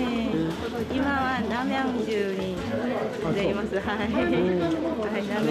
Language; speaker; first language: Japanese; non-native, fluent; Korean